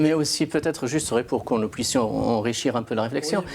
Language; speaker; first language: French; non-native, local second language; Arabic